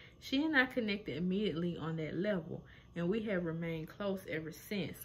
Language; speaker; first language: English; native; English